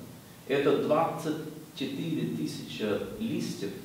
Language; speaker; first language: Russian; non-native, fluent; Swedish